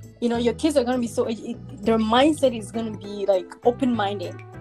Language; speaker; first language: English; early bilingual, other home language; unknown